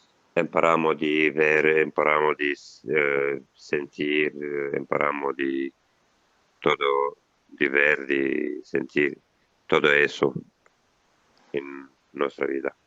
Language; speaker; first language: Spanish; non-native, learner; Italian